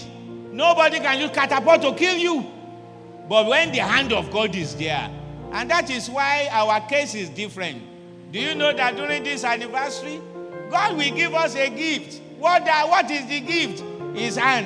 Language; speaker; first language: English; non-native, local second language; Yoruba